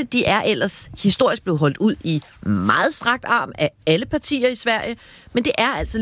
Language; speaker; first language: Danish; native; Danish